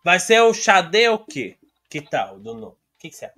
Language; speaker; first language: Portuguese; native; Portuguese